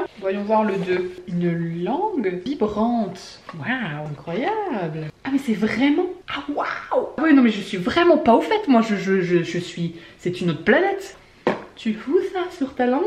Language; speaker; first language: French; native; French